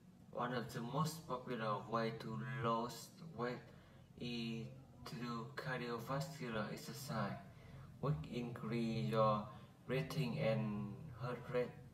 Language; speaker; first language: English; non-native, learner; Vietnamese